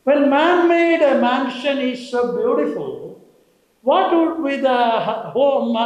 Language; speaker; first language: English; non-native, local second language; Malayalam